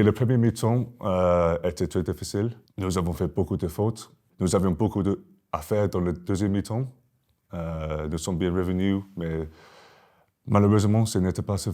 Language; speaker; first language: French; non-native, learner; English